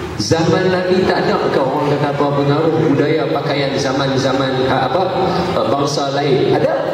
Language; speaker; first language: Malay; native; Malay